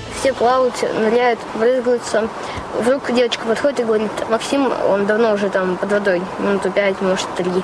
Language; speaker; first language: Russian; native; Russian